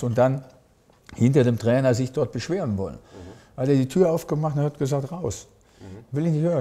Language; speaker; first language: German; native; German